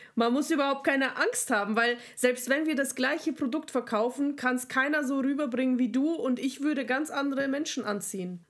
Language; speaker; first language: German; non-native, fluent; Russian